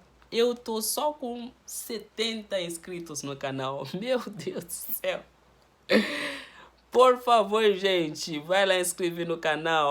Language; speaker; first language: Portuguese; non-native, learner; Haitian Creole